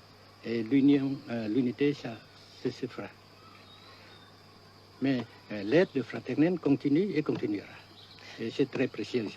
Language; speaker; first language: French; non-native, local second language; Vietnamese